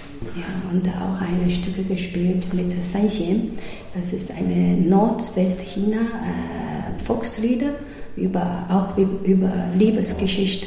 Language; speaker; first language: German; non-native, learner; Chinese